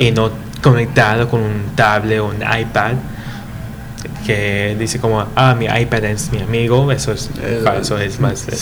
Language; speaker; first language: Spanish; early bilingual, heritage; English